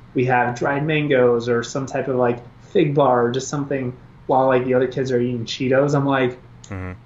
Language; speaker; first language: English; early bilingual, other home language; Albanian